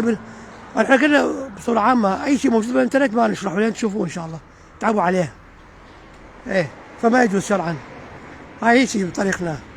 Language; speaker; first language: Arabic; native; Arabic